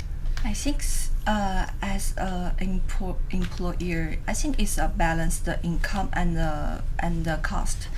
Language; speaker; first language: English; non-native, learner; Chinese